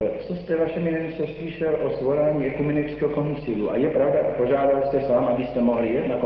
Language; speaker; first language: Czech; native; Czech